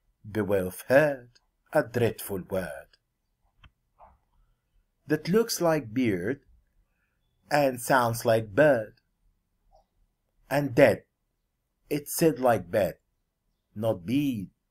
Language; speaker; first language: English; non-native, fluent; Arabic